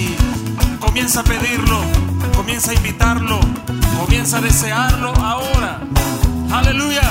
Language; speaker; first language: Spanish; native; Spanish